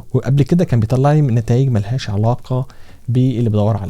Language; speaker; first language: Arabic; native; Arabic